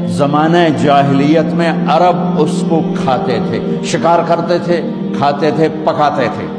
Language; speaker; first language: Urdu; non-native, local second language; Punjabi